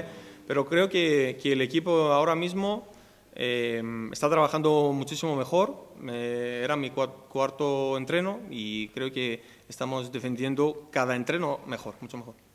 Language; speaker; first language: Spanish; non-native, fluent; Greek